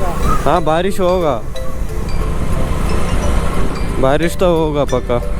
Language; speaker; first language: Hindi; non-native, local second language; Malayalam